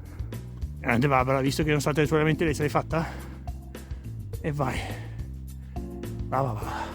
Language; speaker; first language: Italian; native; Italian